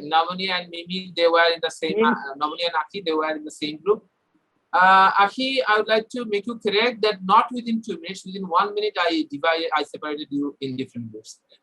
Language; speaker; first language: English; non-native, fluent; Bangla